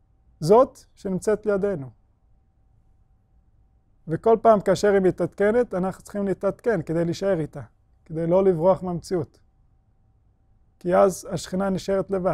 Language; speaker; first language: Hebrew; non-native, fluent; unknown